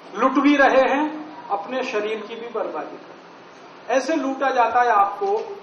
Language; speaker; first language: Hindi; native; Hindi